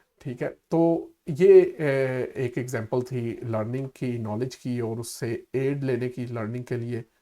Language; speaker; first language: Urdu; native; Urdu